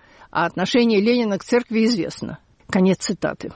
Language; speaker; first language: Russian; native; Russian